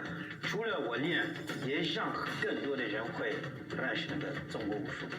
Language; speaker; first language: Chinese; non-native, learner; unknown